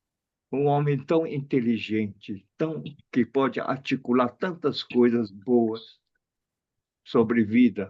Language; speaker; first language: Portuguese; non-native, fluent; Chinese